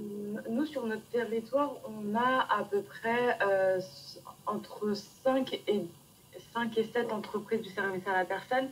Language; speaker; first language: French; native; French